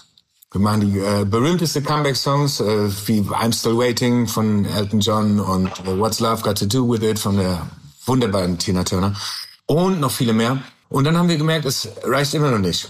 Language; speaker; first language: German; non-native, learner; English